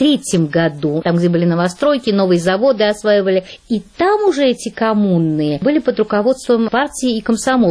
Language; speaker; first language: Russian; native; Russian